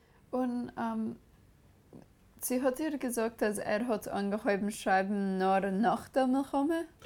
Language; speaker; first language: German; non-native, fluent; English